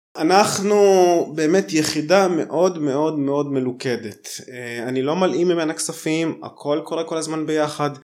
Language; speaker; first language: Hebrew; early bilingual, other home language; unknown